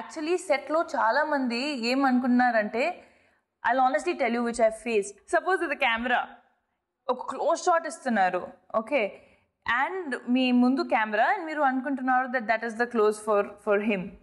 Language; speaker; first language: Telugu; non-native, fluent; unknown